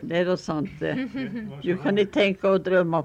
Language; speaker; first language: Swedish; early bilingual, heritage; Swedish